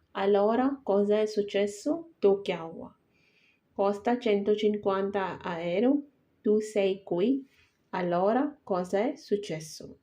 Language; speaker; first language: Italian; non-native, learner; Urdu